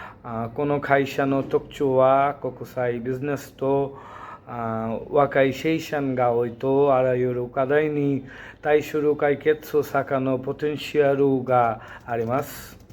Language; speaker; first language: Japanese; non-native, learner; Bangla